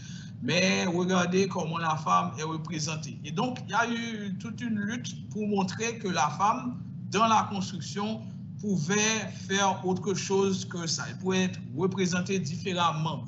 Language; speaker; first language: French; non-native, local second language; Haitian Creole